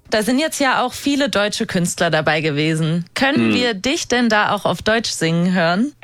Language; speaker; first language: German; native; German